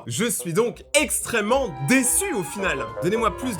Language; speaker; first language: French; native; French